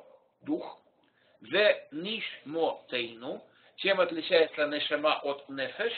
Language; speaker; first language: Russian; native; Russian